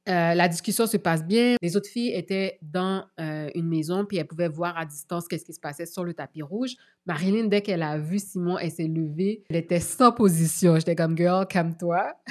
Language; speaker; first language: French; native; French